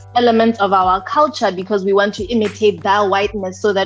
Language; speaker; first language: English; non-native, local second language; Tswana